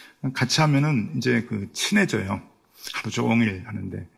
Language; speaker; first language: Korean; native; Korean